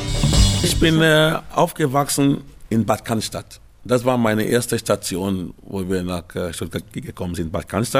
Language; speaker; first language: German; early bilingual, other home language; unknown